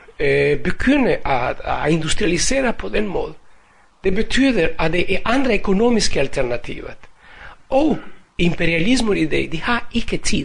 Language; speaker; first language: Danish; non-native, fluent; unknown